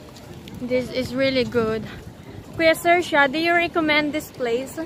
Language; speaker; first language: English; non-native, fluent; Filipino